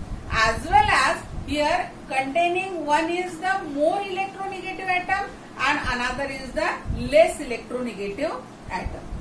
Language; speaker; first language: English; non-native, local second language; Marathi